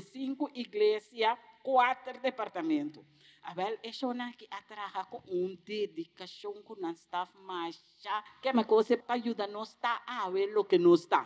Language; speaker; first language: Portuguese; non-native, learner; Papiamento